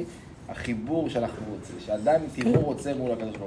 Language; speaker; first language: Hebrew; native; Hebrew